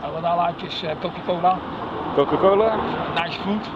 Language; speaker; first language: English; non-native, learner; Dutch